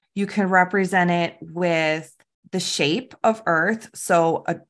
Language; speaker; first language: English; native; English